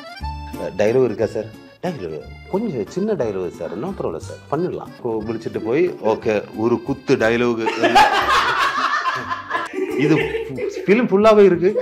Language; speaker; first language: Tamil; non-native, learner; Malayalam